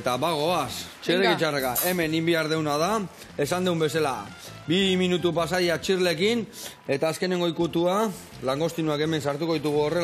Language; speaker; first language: Basque; native; Basque